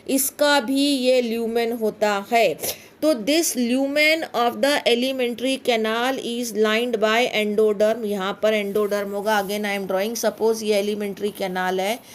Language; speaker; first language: Hindi; native; Hindi